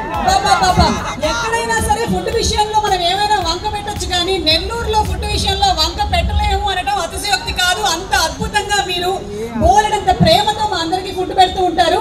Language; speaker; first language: Telugu; native; Telugu